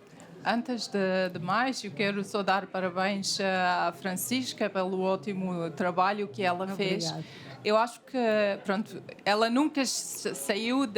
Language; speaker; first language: Portuguese; non-native, fluent; Arabic